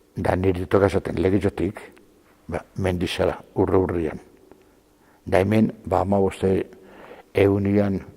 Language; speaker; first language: Basque; native; Basque